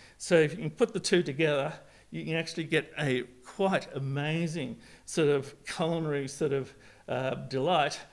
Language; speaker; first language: English; native; English